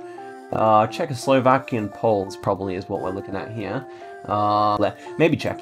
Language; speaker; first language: English; native; English